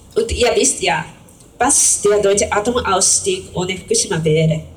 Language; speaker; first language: German; non-native, fluent; Japanese